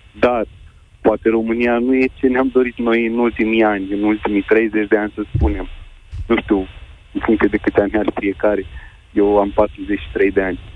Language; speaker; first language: Romanian; native; Romanian